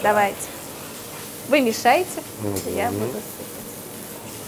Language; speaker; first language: Russian; native; Russian